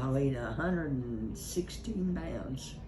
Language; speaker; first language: English; native; English